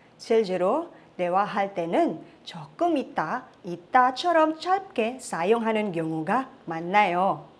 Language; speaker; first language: Korean; non-native, fluent; Filipino